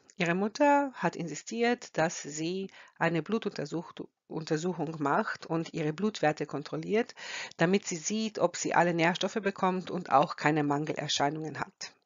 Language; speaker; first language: German; non-native, fluent; Croatian